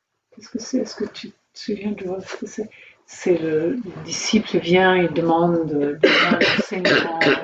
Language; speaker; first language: French; native; French